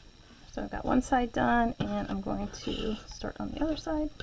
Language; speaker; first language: English; native; English